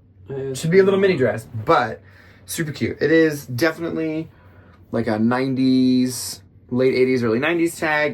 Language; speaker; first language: English; native; English